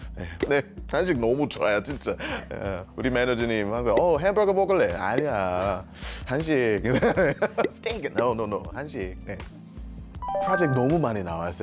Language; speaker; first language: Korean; non-native, learner; English